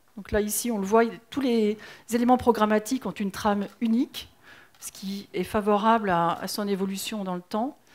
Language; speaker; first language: French; native; French